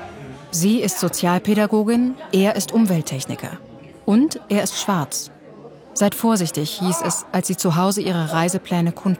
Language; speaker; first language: German; native; German